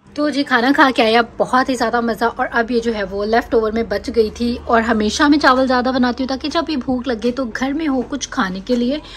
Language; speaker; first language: Urdu; native; Urdu